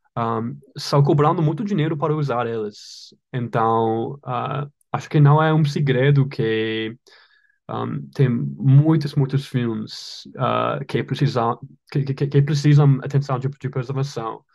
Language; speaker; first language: Portuguese; non-native, learner; English